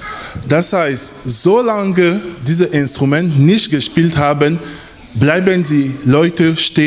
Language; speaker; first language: German; non-native, fluent; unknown